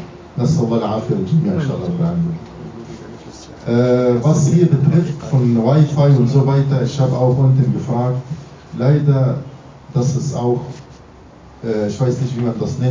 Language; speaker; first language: German; non-native, fluent; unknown